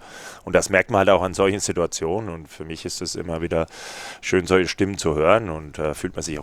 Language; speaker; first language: German; native; German